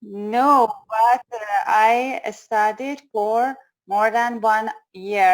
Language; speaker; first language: English; non-native, learner; Persian